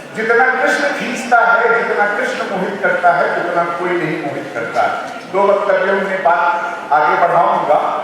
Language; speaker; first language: Hindi; native; Hindi